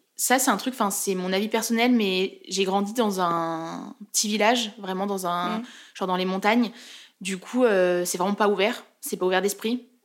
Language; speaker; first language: French; native; French